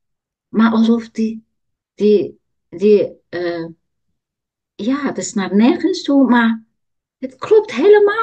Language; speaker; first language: Dutch; non-native, learner; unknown